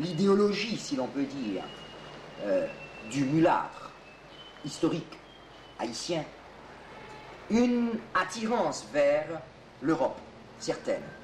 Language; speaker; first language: French; native; French